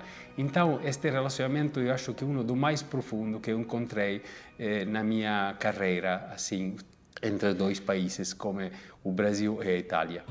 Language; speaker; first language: Portuguese; non-native, fluent; Italian